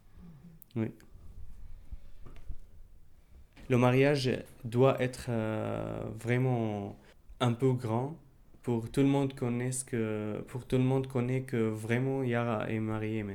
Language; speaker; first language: French; non-native, fluent; Arabic